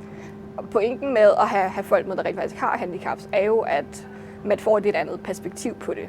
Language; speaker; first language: Danish; native; Danish